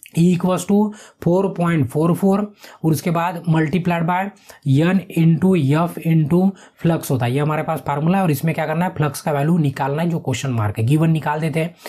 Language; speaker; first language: Hindi; non-native, local second language; Marathi